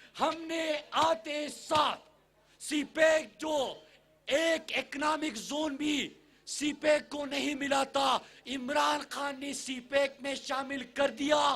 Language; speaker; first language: Urdu; non-native, local second language; Pashto